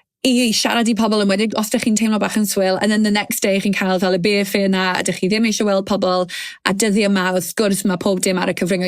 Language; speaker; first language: Welsh; native; Welsh